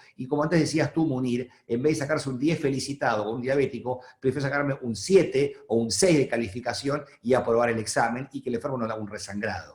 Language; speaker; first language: Spanish; native; Spanish